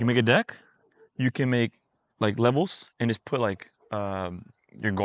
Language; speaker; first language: English; native; English